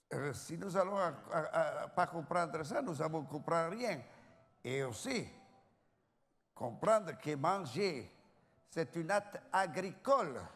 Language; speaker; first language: French; non-native, learner; Italian